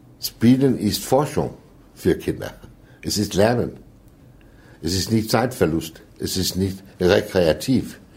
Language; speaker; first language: German; non-native, fluent; Danish